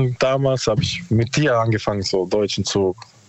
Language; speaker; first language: German; non-native, learner; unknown